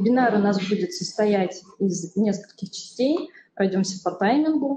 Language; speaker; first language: Russian; native; Russian